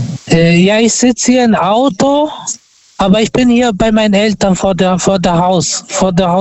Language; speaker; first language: German; non-native, learner; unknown